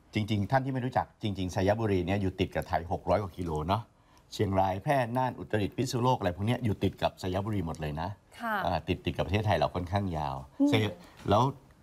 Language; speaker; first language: Thai; native; Thai